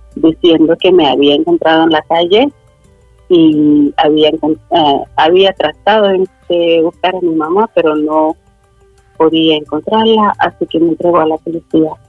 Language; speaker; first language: Spanish; early bilingual, other home language; Swedish